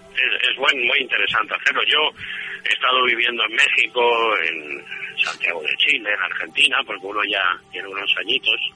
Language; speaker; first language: Spanish; native; Spanish